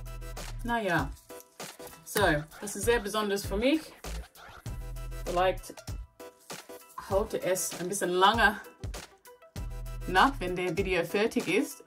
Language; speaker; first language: German; non-native, learner; English